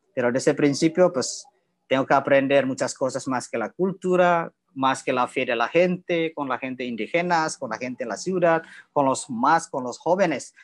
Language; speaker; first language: Spanish; non-native, learner; Indonesian